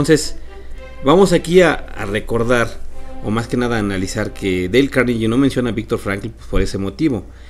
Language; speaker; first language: Spanish; native; Spanish